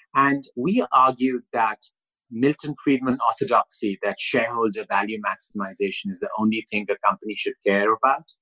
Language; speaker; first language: English; non-native, local second language; Urdu